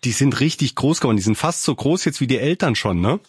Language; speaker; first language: German; native; German